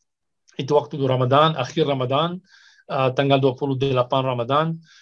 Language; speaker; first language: Indonesian; non-native, fluent; Arabic